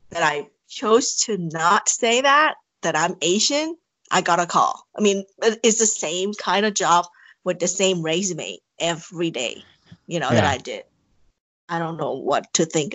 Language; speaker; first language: English; non-native, fluent; Thai